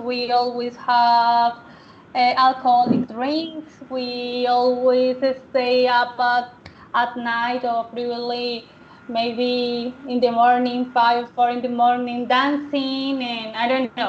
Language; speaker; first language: English; non-native, learner; Spanish